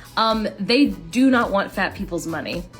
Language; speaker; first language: English; native; English